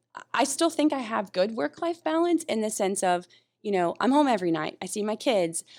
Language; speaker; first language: English; native; English